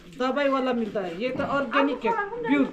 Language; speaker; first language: Hindi; non-native, local second language; Nepali